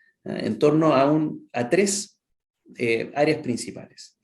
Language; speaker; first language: Spanish; native; Spanish